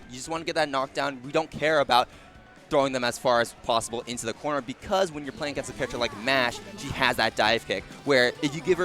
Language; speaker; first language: English; native; English